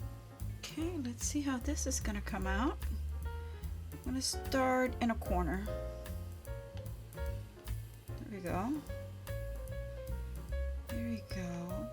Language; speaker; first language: English; native; English